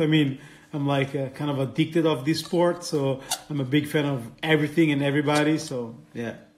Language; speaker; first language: English; non-native, fluent; Italian